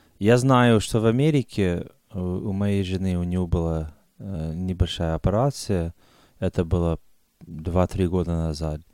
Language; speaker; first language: Russian; non-native, fluent; English